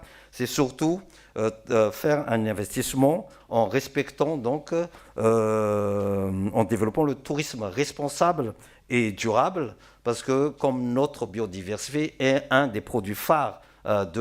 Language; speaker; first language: French; non-native, local second language; Malagasy